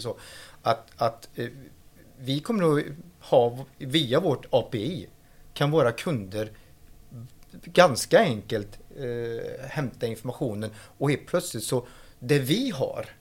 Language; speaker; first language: Swedish; non-native, fluent; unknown